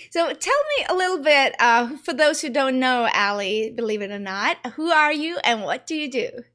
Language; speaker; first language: English; non-native, fluent; Norwegian